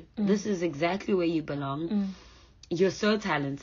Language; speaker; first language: English; non-native, local second language; Zulu